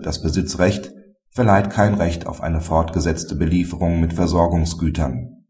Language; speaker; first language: German; native; German